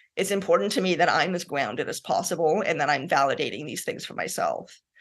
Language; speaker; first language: English; native; English